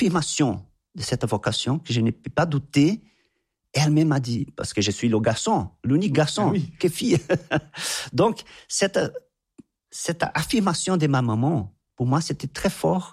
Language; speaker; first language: French; non-native, fluent; Portuguese